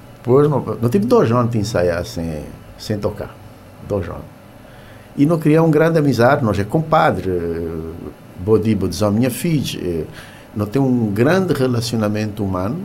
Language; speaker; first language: Portuguese; non-native, local second language; Kabuverdianu